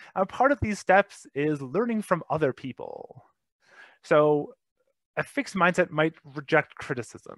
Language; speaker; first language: English; native; English